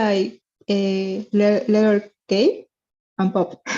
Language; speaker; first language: English; non-native, learner; Spanish